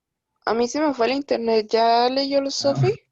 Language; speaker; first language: Spanish; native; Spanish